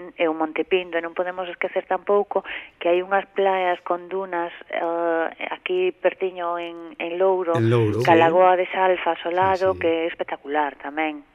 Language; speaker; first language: Galician; native; Galician